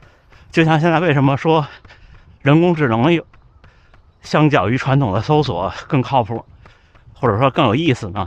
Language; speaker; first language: Chinese; native; Chinese